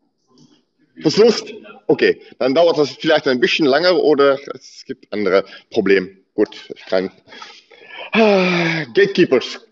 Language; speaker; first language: German; non-native, learner; Dutch